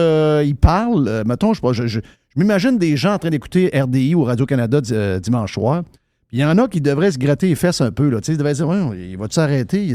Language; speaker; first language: French; native; French